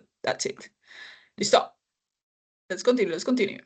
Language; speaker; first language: English; non-native, fluent; Spanish